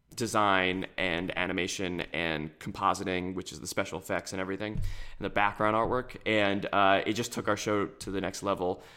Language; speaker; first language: English; native; English